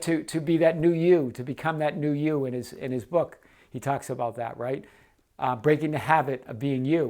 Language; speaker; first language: English; native; English